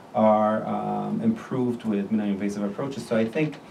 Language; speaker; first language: English; non-native, fluent; Arabic